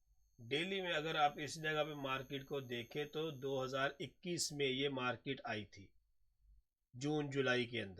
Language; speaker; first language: Hindi; non-native, local second language; Punjabi